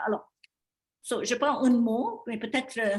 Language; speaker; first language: French; non-native, learner; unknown